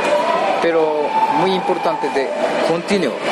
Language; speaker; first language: Spanish; non-native, learner; Japanese